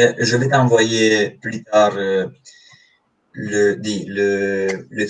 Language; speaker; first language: French; non-native, fluent; Romanian